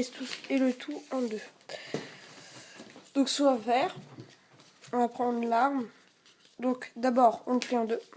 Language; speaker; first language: French; native; French